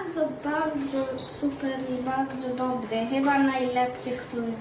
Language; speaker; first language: Polish; early bilingual, heritage; Polish